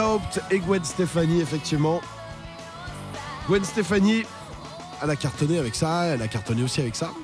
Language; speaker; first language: French; native; French